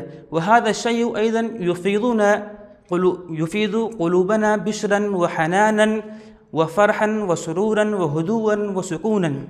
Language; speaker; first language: Arabic; non-native, fluent; Urdu